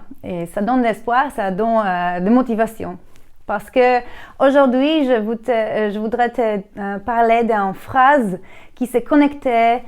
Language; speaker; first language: French; non-native, learner; Polish